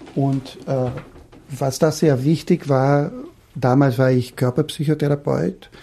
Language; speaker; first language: German; non-native, fluent; Portuguese